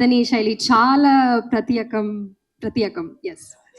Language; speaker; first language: Telugu; non-native, learner; Malayalam